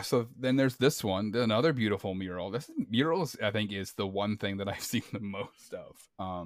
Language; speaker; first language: English; native; English